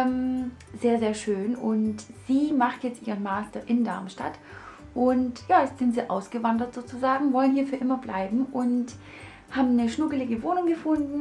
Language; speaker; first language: German; native; German